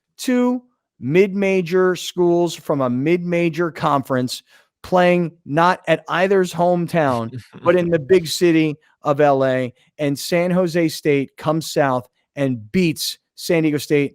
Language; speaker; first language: English; native; English